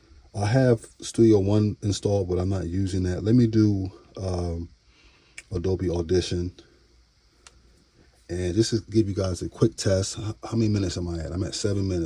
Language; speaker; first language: English; native; English